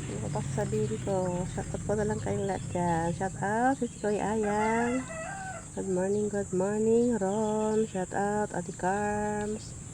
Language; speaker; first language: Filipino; non-native, local second language; Iloko